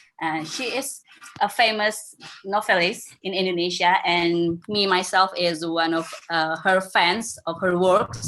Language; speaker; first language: English; non-native, fluent; Indonesian